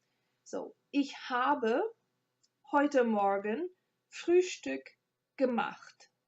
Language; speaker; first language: German; non-native, fluent; English